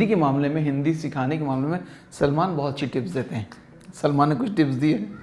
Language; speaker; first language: Hindi; native; Hindi